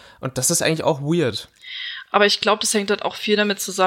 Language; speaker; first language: German; native; German